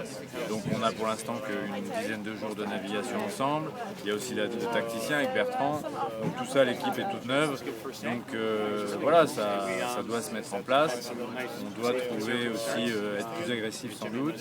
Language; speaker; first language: French; native; French